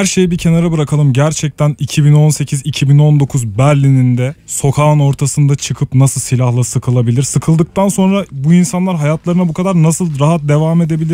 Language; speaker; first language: Turkish; native; Turkish